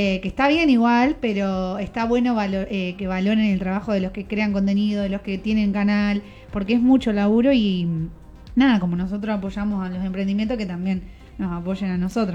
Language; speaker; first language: Spanish; native; Spanish